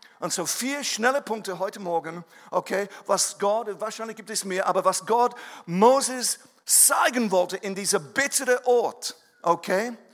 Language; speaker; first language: German; non-native, fluent; English